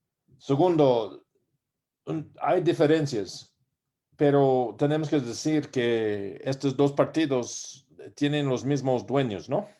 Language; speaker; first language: Spanish; non-native, learner; English